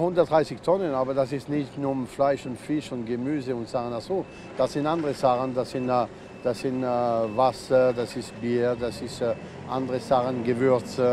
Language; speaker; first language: German; non-native, fluent; French